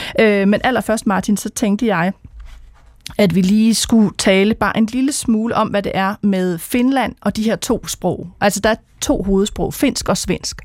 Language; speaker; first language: Danish; native; Danish